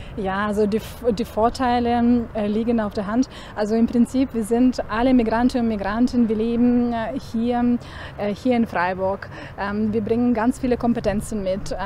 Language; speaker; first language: German; non-native, fluent; Ukrainian